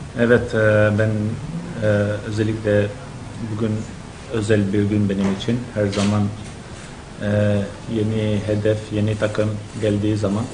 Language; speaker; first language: Turkish; non-native, learner; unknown